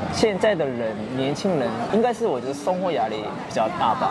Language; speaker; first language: Chinese; non-native, fluent; Korean